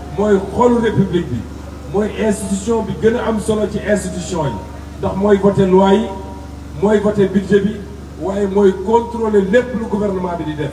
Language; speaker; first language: Wolof; non-native, local second language; Fula